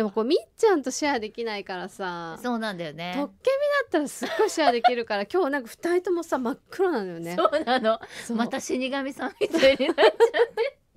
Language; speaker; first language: Japanese; native; Japanese